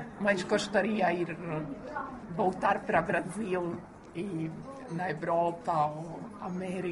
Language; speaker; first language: Portuguese; non-native, learner; Croatian